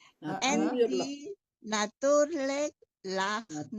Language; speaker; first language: Dutch; non-native, learner; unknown